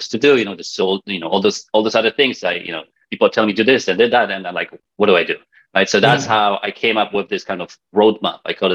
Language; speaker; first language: English; non-native, fluent; Polish